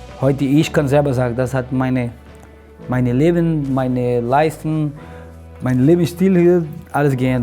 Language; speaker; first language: German; non-native, learner; Portuguese